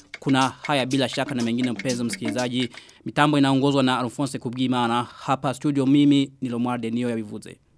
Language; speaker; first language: Swahili; non-native, local second language; Rundi